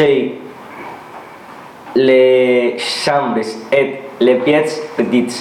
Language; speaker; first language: French; non-native, learner; Spanish